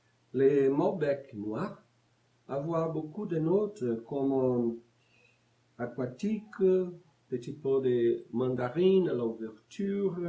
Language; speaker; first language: French; non-native, learner; Portuguese